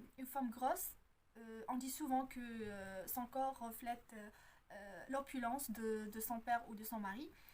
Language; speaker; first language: French; non-native, local second language; Arabic